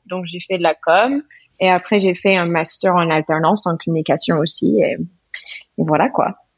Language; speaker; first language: French; non-native, fluent; English